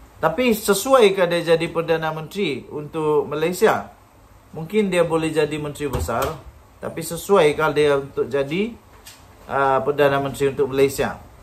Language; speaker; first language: Malay; native; Malay